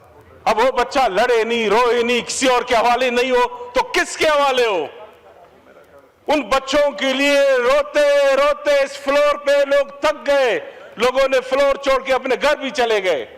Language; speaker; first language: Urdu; non-native, local second language; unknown